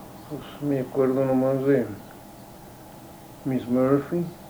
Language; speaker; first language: Spanish; native; Spanish